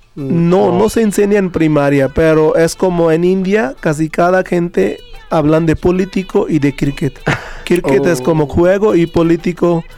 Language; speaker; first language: Spanish; non-native, fluent; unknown